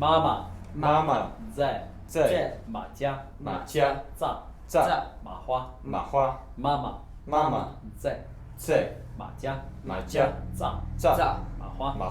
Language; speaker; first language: Chinese; non-native, learner; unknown